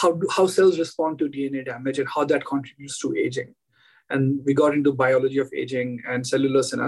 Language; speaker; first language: English; non-native, local second language; Hindi